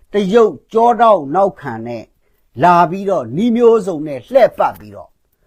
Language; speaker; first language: Burmese; non-native, local second language; Kachin